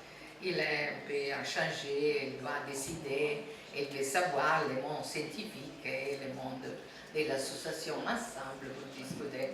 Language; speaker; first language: French; non-native, fluent; Italian